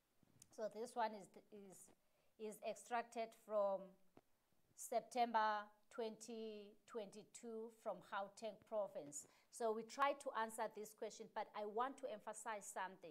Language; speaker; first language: English; non-native, local second language; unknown